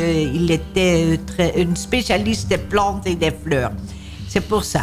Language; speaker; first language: French; non-native, learner; Dutch